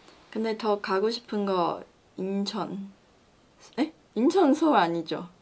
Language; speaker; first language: Korean; non-native, learner; Chinese